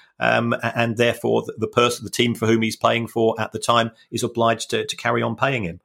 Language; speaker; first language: English; native; English